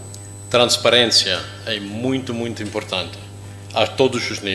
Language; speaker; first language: Portuguese; non-native, learner; English